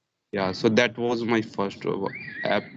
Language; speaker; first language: English; non-native, learner; Hindi